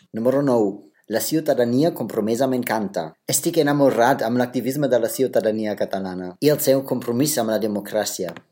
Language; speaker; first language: Catalan; non-native, fluent; German